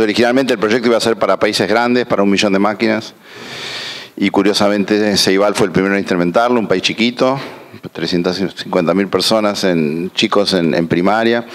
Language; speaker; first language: Spanish; native; Spanish